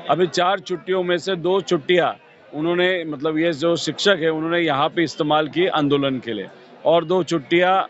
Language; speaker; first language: Hindi; non-native, local second language; Marathi